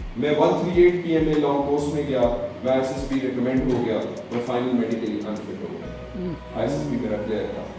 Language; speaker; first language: Urdu; non-native, local second language; Pahari-Potwari